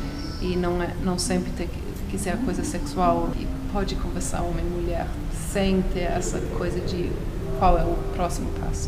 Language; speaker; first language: Portuguese; early bilingual, heritage; Portuguese